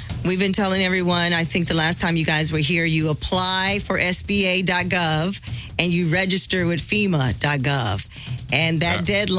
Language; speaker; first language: English; native; English